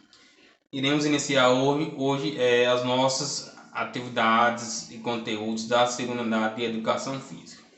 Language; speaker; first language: Portuguese; native; Portuguese